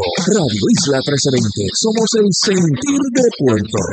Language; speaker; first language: Spanish; native; Spanish